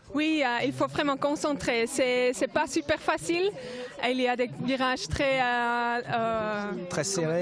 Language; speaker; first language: French; non-native, local second language; German